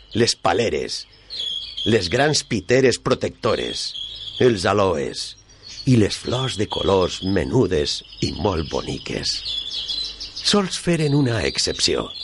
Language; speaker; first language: Catalan; non-native, local second language; Spanish